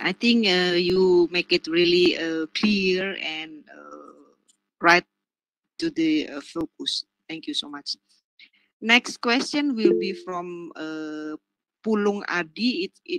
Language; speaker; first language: English; non-native, fluent; Indonesian